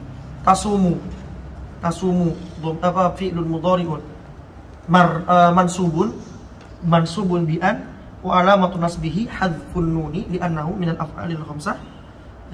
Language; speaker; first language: Arabic; non-native, fluent; Indonesian